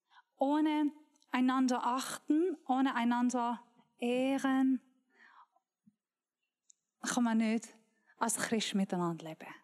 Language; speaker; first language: German; non-native, learner; Persian